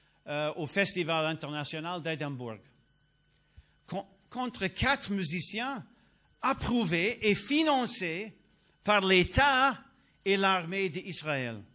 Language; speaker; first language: French; non-native, learner; English